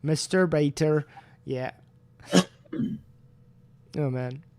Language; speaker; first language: English; native; English